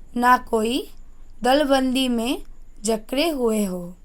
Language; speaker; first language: Hindi; non-native, local second language; Assamese